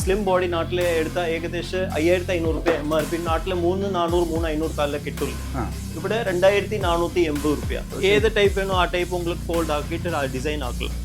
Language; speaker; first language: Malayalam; non-native, local second language; Tamil